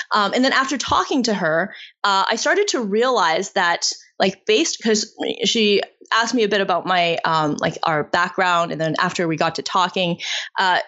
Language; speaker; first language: English; non-native, fluent; Chinese